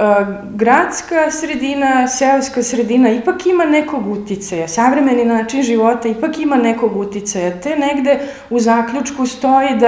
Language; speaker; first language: Serbian; native; Serbian